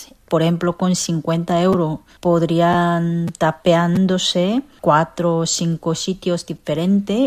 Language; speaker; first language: Spanish; non-native, fluent; Korean